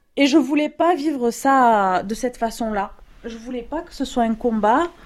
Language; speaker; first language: French; native; French